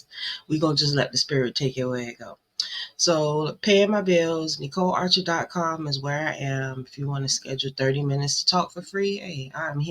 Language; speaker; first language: English; native; English